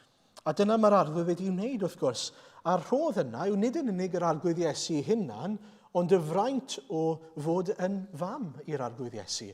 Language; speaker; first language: Welsh; native; Welsh